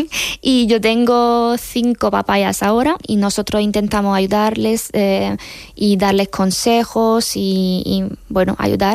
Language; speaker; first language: Spanish; non-native, fluent; Hungarian